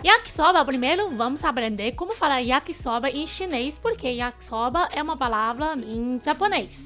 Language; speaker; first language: Portuguese; non-native, fluent; Chinese